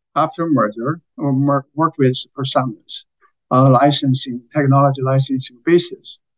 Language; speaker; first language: English; non-native, fluent; Chinese